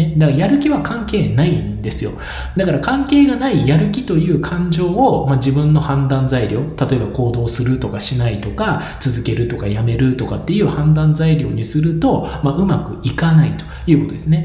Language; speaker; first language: Japanese; native; Japanese